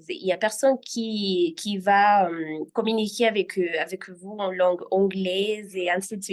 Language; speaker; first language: French; non-native, fluent; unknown